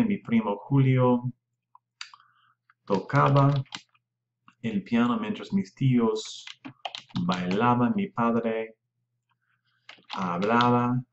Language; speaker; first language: Spanish; non-native, fluent; English